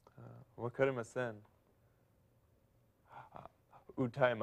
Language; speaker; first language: Japanese; non-native, learner; English